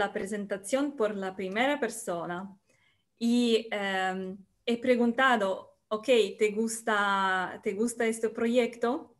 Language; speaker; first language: Spanish; non-native, learner; Russian